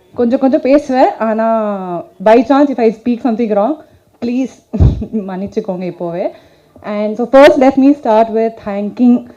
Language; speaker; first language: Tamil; non-native, learner; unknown